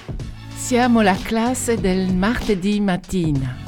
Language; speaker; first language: Italian; non-native, learner; French